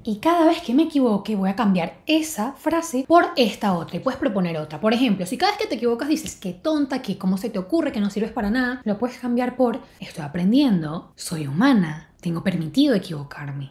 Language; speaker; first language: Spanish; native; Spanish